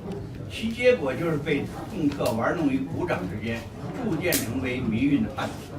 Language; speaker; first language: Chinese; native; Chinese